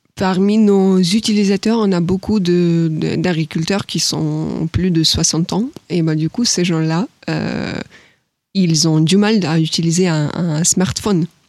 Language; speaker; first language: French; non-native, fluent; Ukrainian